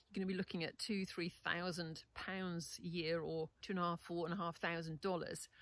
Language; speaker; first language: English; native; English